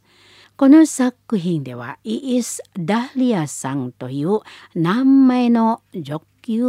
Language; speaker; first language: Japanese; non-native, fluent; Indonesian